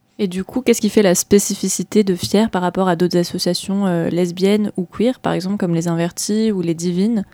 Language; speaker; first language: French; native; French